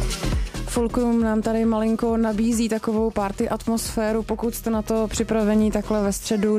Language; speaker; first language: Czech; native; Czech